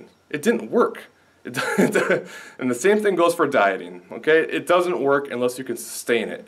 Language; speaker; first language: English; native; English